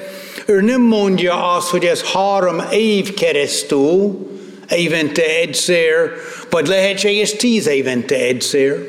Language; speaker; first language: Hungarian; non-native, fluent; English